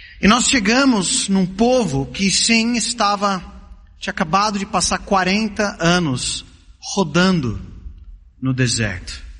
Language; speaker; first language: Portuguese; early bilingual, other home language; English